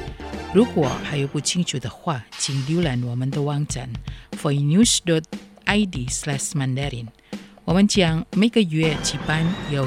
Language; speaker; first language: Chinese; non-native, fluent; Indonesian